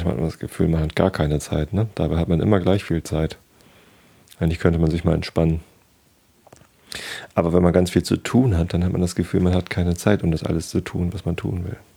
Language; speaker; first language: German; native; German